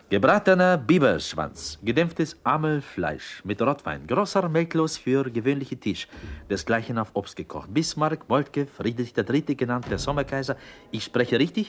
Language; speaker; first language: German; non-native, fluent; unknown